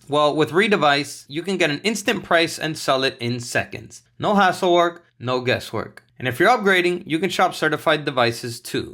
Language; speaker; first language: English; native; English